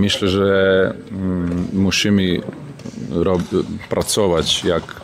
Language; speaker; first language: Polish; non-native, learner; Serbian